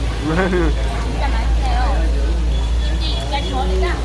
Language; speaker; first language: Korean; non-native, learner; Vietnamese